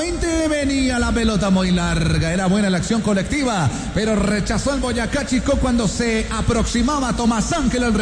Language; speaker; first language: Spanish; native; Spanish